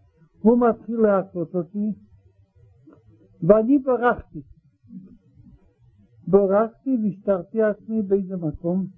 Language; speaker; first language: Hebrew; non-native, learner; Russian